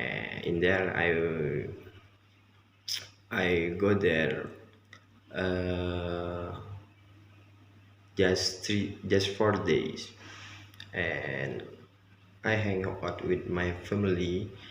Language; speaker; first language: English; non-native, learner; Indonesian